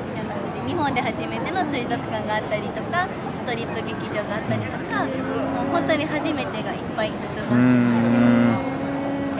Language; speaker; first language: Japanese; native; Japanese